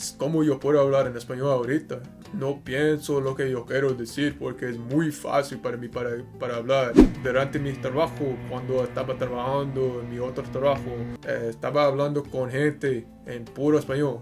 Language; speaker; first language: Spanish; early bilingual, heritage; English